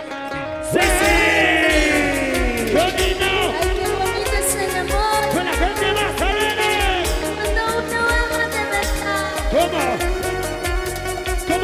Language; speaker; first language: Spanish; native; Spanish